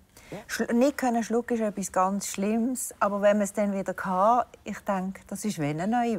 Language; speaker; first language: German; native; German